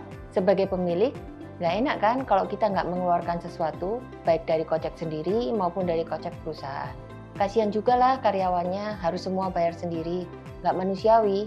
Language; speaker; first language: Indonesian; native; Indonesian